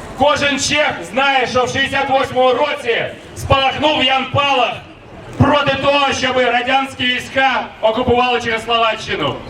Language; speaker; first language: Ukrainian; native; Ukrainian